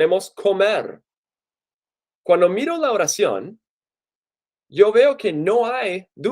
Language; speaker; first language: Spanish; non-native, fluent; English